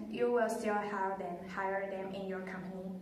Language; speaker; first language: English; non-native, learner; Chinese